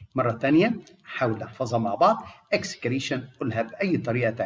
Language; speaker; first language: Arabic; native; Arabic